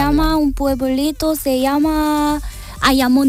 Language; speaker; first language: Spanish; non-native, learner; Korean